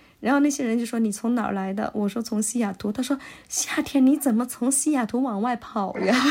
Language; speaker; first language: Chinese; non-native, local second language; Cantonese